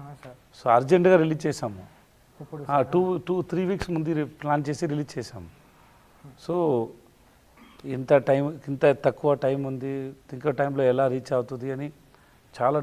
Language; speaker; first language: Telugu; non-native, learner; Tamil